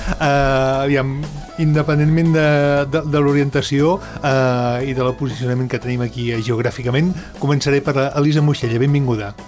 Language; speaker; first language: Catalan; native; Catalan